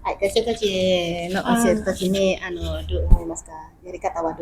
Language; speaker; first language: Japanese; non-native, learner; Indonesian